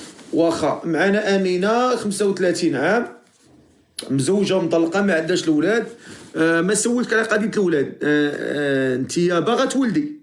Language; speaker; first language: Arabic; native; Arabic